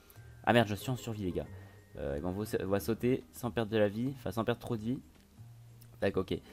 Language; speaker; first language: French; native; French